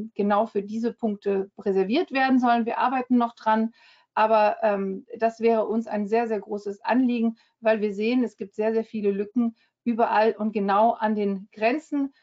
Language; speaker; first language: German; early bilingual, heritage; German